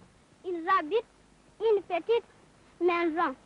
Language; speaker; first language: French; non-native, learner; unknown